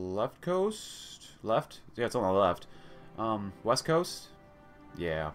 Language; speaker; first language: English; native; English